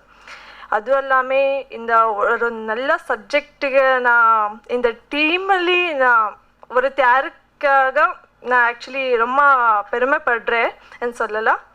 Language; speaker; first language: Tamil; non-native, learner; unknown